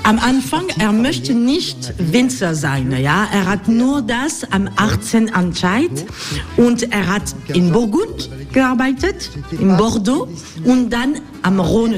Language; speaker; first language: German; non-native, learner; French